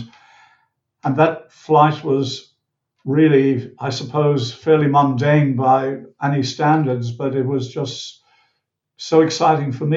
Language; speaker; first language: English; native; English